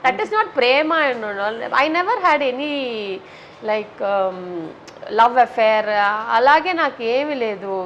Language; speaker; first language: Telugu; non-native, learner; Tamil